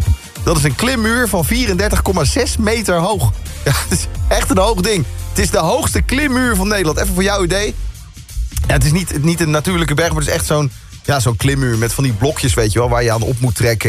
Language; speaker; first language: Dutch; native; Dutch